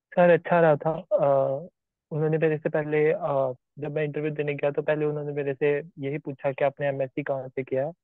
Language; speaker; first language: Hindi; native; Hindi